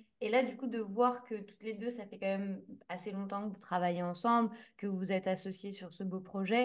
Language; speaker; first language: French; native; French